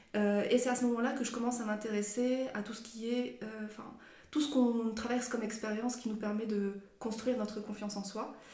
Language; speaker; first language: French; non-native, local second language; Arabic